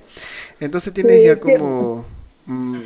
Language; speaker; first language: Spanish; native; Spanish